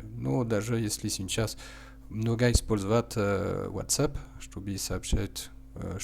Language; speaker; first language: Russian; non-native, learner; French